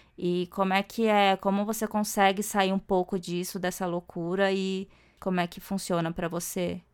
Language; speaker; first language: Portuguese; native; Portuguese